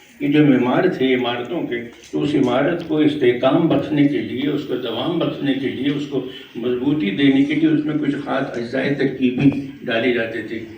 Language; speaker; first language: Urdu; native; Urdu